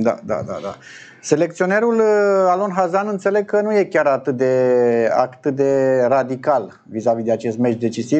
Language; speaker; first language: Romanian; native; Romanian